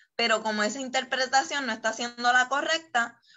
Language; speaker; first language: Spanish; native; Spanish